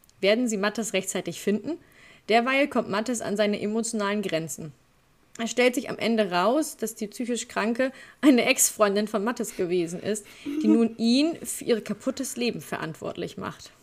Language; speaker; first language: German; native; German